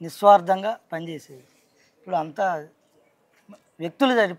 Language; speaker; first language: Telugu; native; Telugu